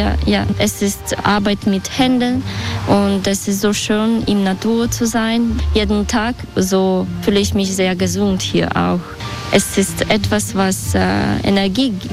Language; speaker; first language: German; non-native, learner; Russian